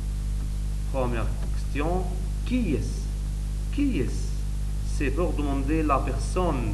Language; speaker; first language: French; non-native, learner; Arabic